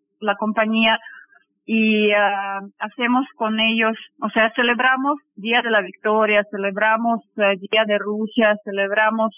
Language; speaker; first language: Spanish; non-native, fluent; Russian